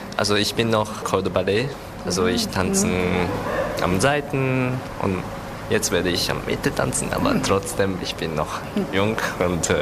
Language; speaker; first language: German; non-native, learner; Japanese